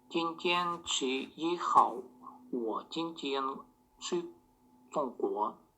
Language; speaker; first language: Chinese; non-native, learner; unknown